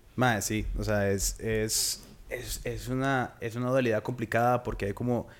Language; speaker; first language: Spanish; native; Spanish